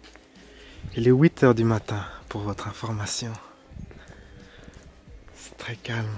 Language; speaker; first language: French; non-native, fluent; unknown